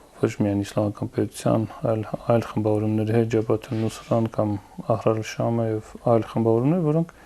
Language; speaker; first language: Armenian; native; Armenian